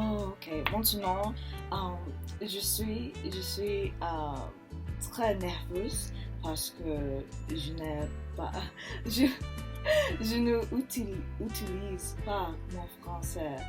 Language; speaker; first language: French; non-native, learner; English